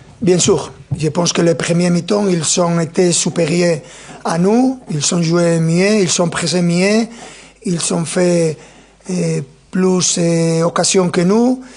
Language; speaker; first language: French; non-native, fluent; Spanish